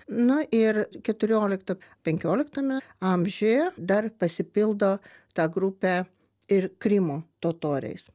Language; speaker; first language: Lithuanian; non-native, local second language; Russian